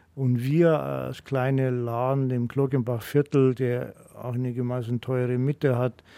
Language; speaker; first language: German; non-native, fluent; Greek